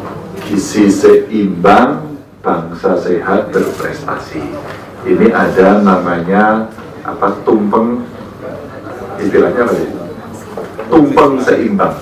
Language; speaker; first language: Indonesian; native; Indonesian